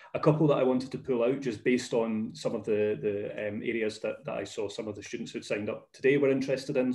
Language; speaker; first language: English; native; English